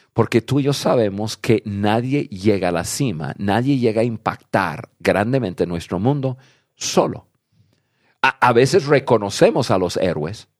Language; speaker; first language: Spanish; early bilingual, heritage; English